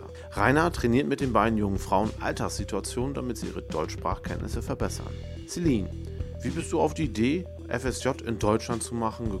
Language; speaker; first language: German; native; German